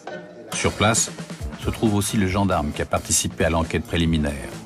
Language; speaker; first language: French; native; French